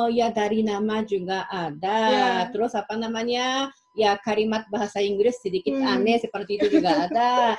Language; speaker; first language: Indonesian; non-native, fluent; Japanese